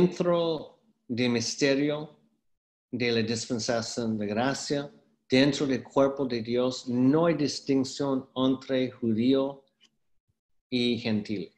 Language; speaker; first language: Spanish; non-native, fluent; English